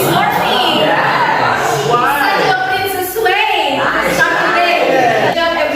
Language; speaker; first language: English; non-native, fluent; Indonesian